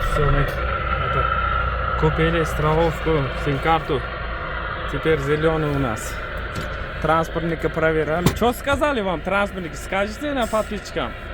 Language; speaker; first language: Russian; non-native, learner; Uzbek